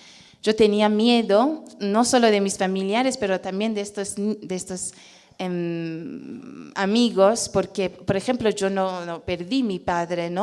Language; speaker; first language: Spanish; non-native, fluent; Persian